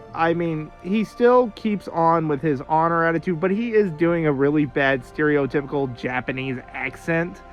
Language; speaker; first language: English; native; English